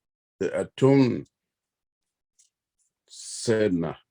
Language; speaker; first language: Arabic; non-native, learner; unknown